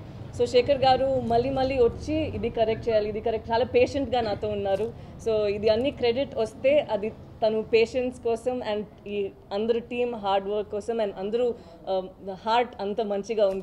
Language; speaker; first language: Telugu; non-native, fluent; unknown